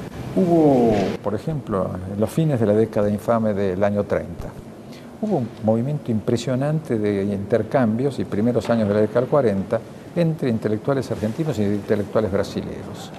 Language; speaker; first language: Spanish; native; Spanish